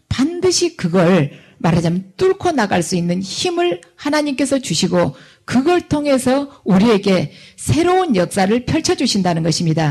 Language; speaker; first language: Korean; native; Korean